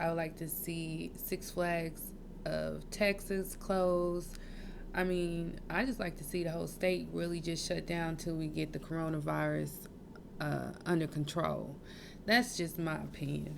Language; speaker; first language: English; native; English